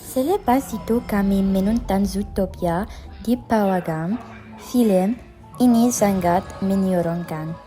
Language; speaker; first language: Malay; non-native, learner; Arabic